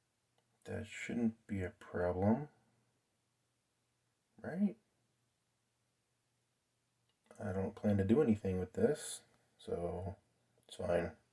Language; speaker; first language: English; native; English